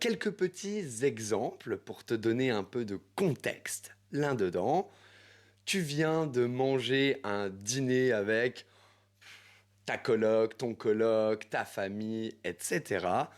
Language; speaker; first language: French; native; French